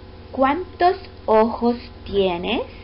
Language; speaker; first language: Spanish; non-native, fluent; English